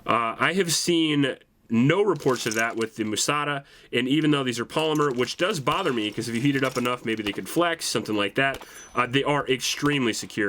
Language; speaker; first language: English; native; English